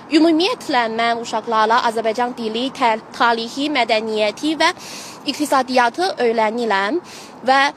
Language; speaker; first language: Azerbaijani; non-native, fluent; Chinese